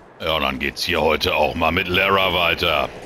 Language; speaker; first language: German; native; German